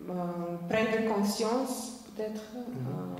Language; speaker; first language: French; non-native, fluent; Slovenian